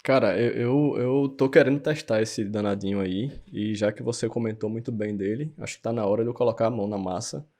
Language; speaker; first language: Portuguese; native; Portuguese